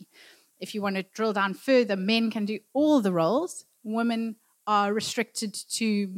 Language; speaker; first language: English; native; English